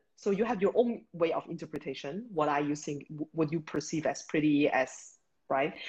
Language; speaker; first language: English; non-native, fluent; Chinese